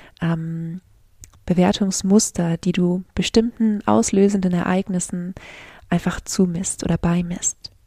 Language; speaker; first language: German; native; German